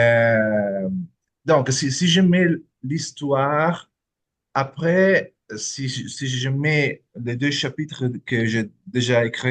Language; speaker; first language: French; non-native, fluent; Italian